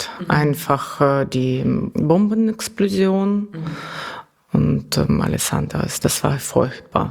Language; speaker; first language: German; non-native, learner; Russian